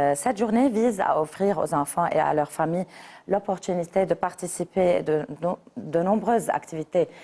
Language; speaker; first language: French; non-native, local second language; Arabic